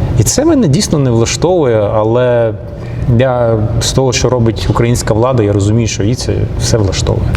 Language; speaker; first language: Ukrainian; non-native, local second language; Russian